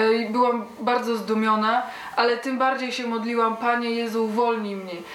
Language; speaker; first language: Polish; early bilingual, heritage; Polish